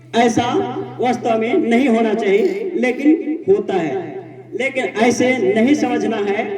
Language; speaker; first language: Hindi; non-native, local second language; Sadri